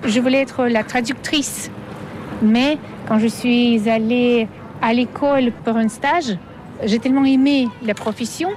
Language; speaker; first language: French; non-native, fluent; Russian